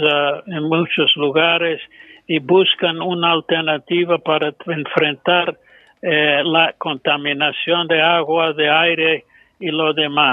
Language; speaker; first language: Spanish; non-native, fluent; English